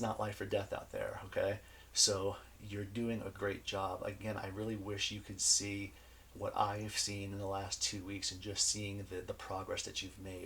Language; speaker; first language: English; native; English